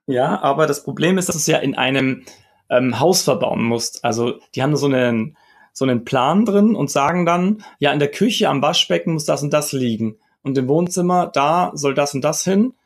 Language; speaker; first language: German; native; German